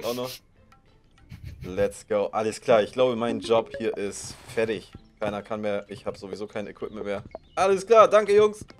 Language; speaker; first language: German; native; German